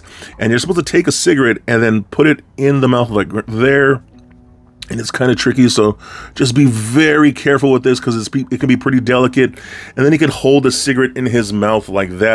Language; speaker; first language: English; native; English